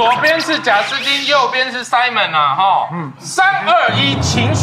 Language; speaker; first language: Chinese; native; Chinese